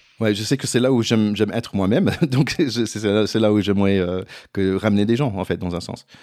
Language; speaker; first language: French; non-native, fluent; English